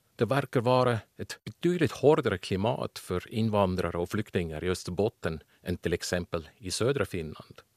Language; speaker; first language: Swedish; non-native, fluent; German